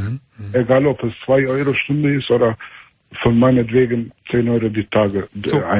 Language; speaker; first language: German; early bilingual, other home language; Albanian